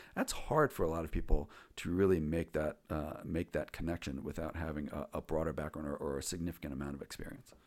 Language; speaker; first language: English; native; English